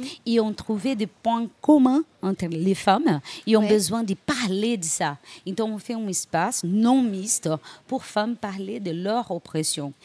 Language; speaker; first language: French; non-native, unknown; Portuguese